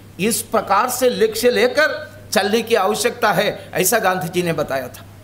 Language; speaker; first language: Hindi; non-native, local second language; Malayalam